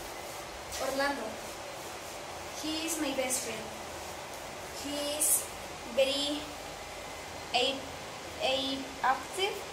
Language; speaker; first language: English; non-native, learner; Spanish